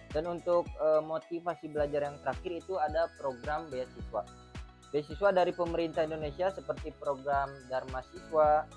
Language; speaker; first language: Indonesian; native; Indonesian